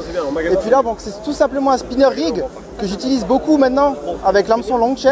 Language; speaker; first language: French; native; French